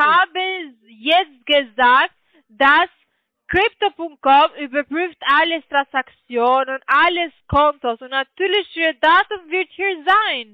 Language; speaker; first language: German; non-native, learner; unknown